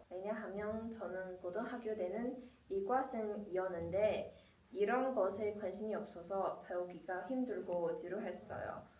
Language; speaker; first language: Korean; non-native, fluent; Chinese